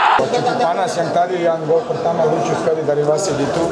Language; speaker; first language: Indonesian; non-native, fluent; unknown